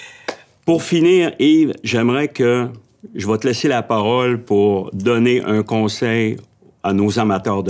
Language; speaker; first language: French; native; French